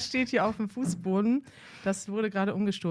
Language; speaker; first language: German; native; German